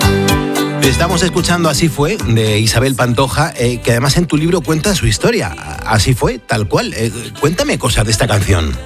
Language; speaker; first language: Spanish; native; Spanish